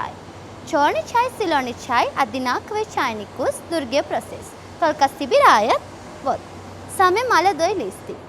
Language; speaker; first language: Russian; non-native, learner; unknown